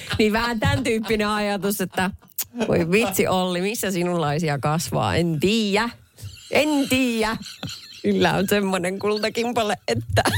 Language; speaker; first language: Finnish; native; Finnish